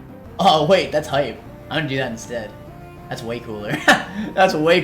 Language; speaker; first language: English; native; English